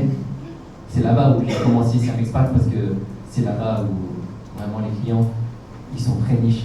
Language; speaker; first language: French; native; French